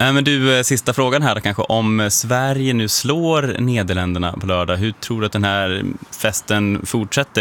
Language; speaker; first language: Swedish; native; Swedish